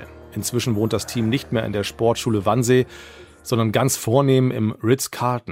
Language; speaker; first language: German; native; German